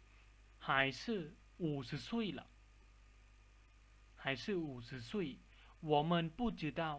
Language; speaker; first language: Chinese; non-native, fluent; Lao